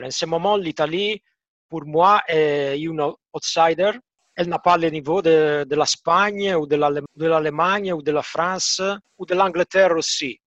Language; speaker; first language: French; non-native, fluent; Italian